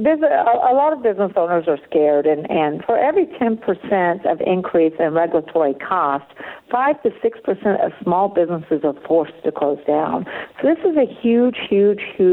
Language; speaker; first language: English; native; English